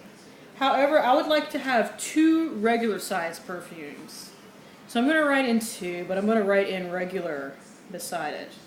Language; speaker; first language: English; native; English